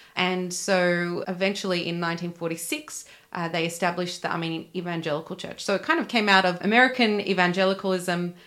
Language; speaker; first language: English; non-native, local second language; Armenian